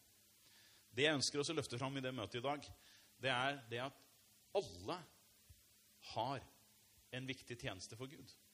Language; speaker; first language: Norwegian; native; Norwegian